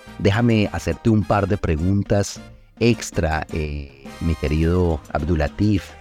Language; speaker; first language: Spanish; native; Spanish